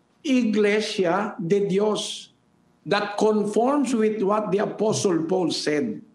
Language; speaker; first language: English; non-native, local second language; Filipino